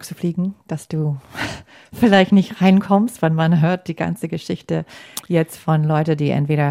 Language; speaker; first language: German; non-native, fluent; English